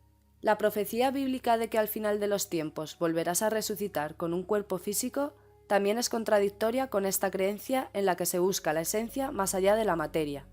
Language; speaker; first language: Spanish; native; Spanish